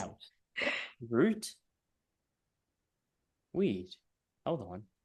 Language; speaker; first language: English; non-native, fluent; Vietnamese